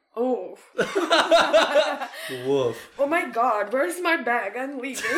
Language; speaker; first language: English; non-native, fluent; Ukrainian